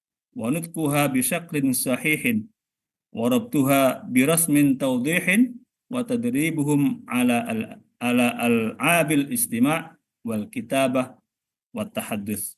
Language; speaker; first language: Arabic; non-native, fluent; Indonesian